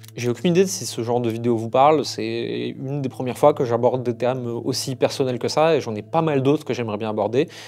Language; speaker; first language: French; native; French